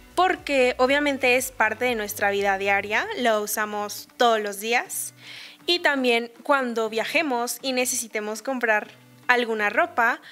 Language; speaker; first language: Spanish; native; Spanish